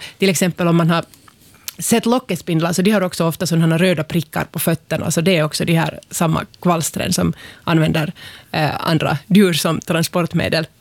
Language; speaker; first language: Swedish; native; Swedish